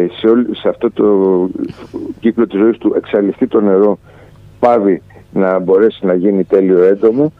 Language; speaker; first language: Greek; native; Greek